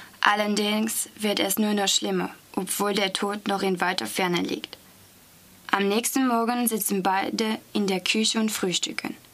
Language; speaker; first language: German; non-native, fluent; French